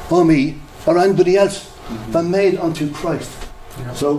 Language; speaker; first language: English; native; English